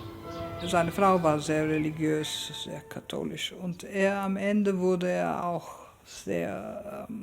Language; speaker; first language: German; early bilingual, heritage; German